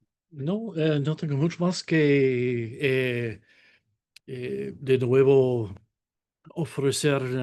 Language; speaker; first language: Spanish; non-native, fluent; English